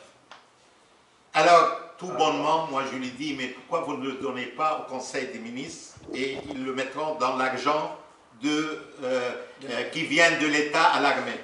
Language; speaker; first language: French; non-native, local second language; Arabic